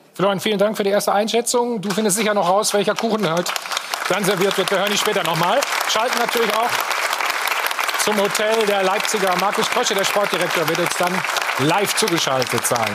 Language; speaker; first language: German; native; German